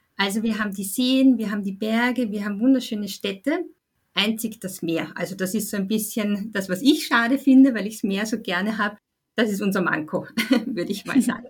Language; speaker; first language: German; native; German